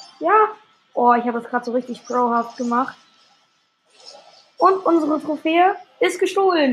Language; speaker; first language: German; native; German